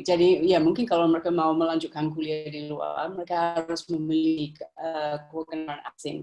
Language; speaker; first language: Indonesian; non-native, fluent; English